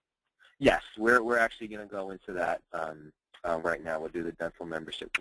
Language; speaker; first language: English; native; English